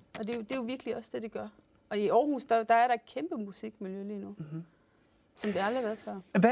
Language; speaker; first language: Danish; non-native, fluent; English